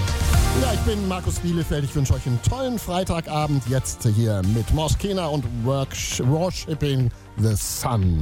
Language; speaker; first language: German; native; German